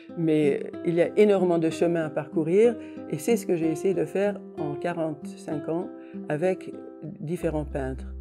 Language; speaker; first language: French; non-native, fluent; Hungarian